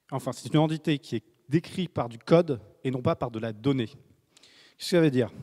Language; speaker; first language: French; native; French